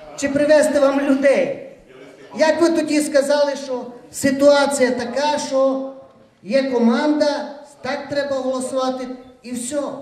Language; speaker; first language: Ukrainian; native; Ukrainian